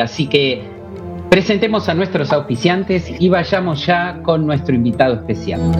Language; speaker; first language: Spanish; native; Spanish